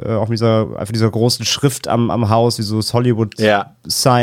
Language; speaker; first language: German; native; German